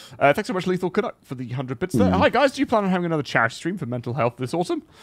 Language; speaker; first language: English; native; English